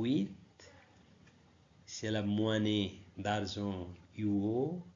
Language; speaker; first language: French; non-native, learner; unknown